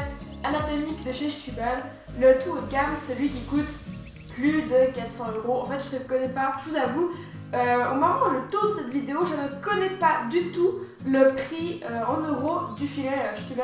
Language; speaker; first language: French; native; French